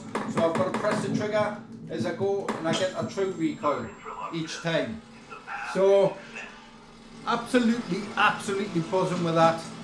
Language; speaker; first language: English; native; English